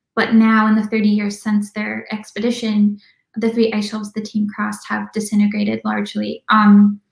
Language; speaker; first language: English; native; English